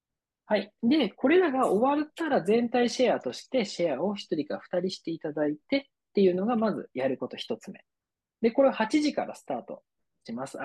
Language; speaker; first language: Japanese; native; Japanese